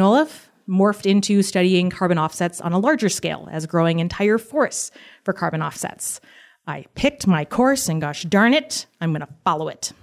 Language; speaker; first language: English; native; English